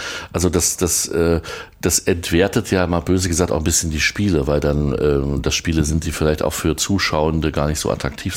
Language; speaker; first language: German; native; German